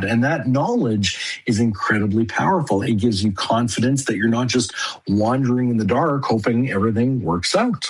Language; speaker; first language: English; native; English